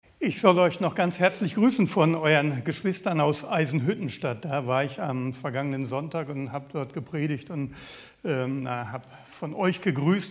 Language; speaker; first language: German; native; German